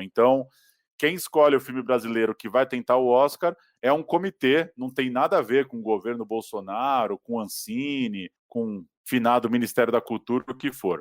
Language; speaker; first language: Portuguese; native; Portuguese